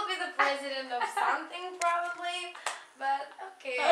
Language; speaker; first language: English; non-native, fluent; Czech